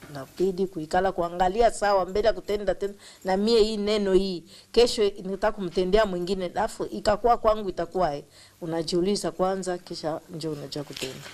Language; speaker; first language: Swahili; native; Swahili